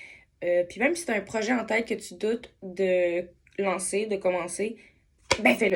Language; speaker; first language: French; native; French